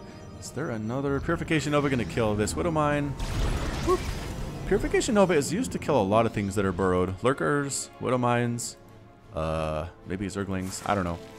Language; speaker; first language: English; native; English